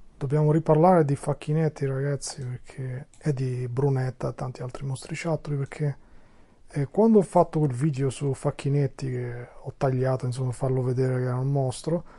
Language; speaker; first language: Italian; non-native, fluent; Albanian